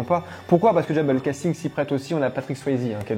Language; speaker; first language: French; native; French